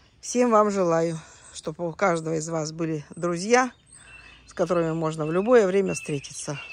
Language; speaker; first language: Russian; native; Russian